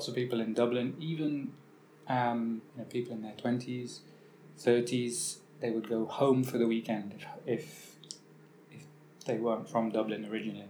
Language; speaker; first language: English; native; English